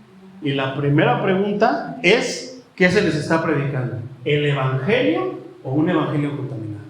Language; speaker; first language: Spanish; native; Spanish